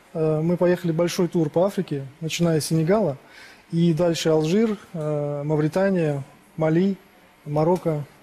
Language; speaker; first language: Russian; native; Russian